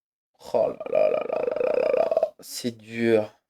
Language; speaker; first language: French; native; French